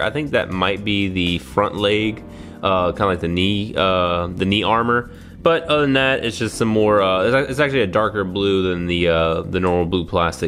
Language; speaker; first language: English; native; English